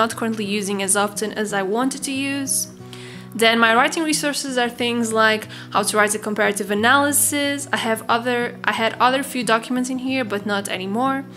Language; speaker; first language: English; non-native, fluent; Portuguese